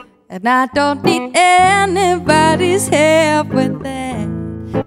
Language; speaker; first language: English; early bilingual, other home language; Spanish